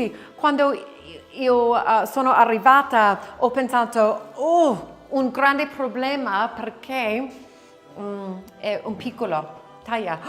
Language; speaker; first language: Italian; non-native, learner; English